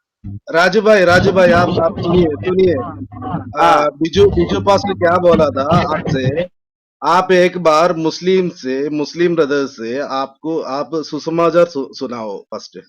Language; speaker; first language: Hindi; non-native, local second language; Malayalam